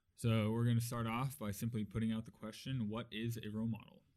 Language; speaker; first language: English; native; English